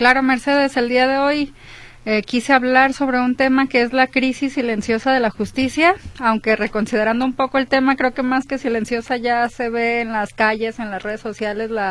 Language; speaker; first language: Spanish; native; Spanish